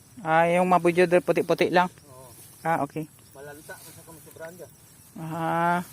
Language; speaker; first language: Filipino; non-native, local second language; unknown